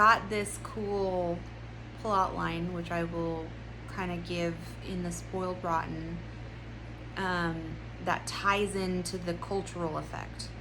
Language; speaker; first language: English; native; English